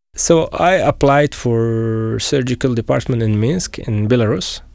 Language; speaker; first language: English; non-native, fluent; Arabic